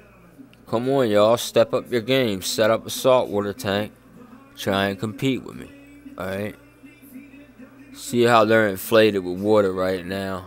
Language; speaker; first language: English; native; English